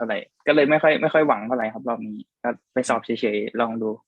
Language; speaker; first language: Thai; native; Thai